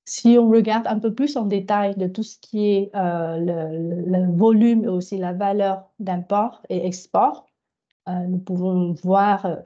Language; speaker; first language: French; non-native, fluent; Vietnamese